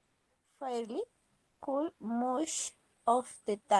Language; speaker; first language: English; non-native, learner; Spanish